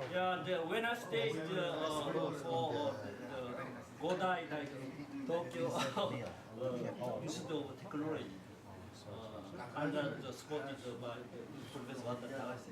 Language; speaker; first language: English; non-native, learner; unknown